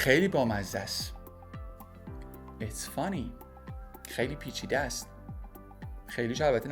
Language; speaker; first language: Persian; native; Persian